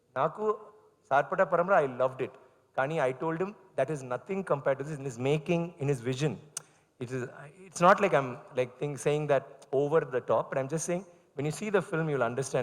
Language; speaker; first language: Telugu; non-native, learner; Tamil